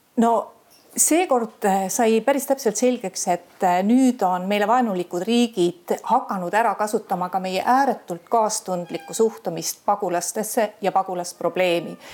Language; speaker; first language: Estonian; native; Estonian